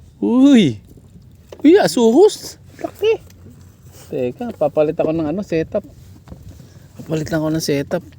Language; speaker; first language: Filipino; native; Filipino